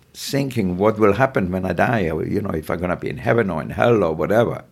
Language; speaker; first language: English; non-native, fluent; German